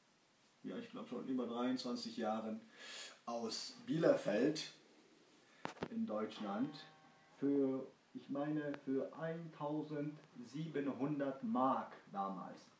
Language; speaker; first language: German; early bilingual, other home language; Kurdish